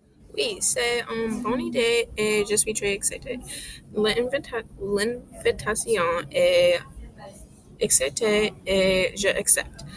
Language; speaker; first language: French; non-native, learner; English